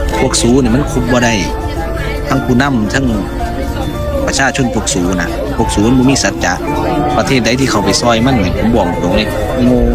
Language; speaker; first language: Thai; native; Thai